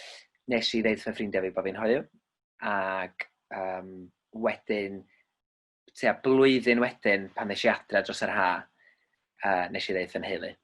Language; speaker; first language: Welsh; native; Welsh